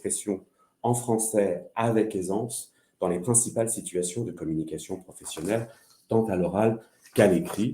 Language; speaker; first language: French; native; French